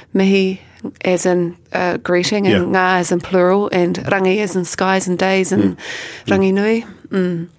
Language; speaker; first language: English; native; English